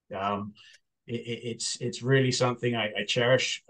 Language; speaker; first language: English; native; English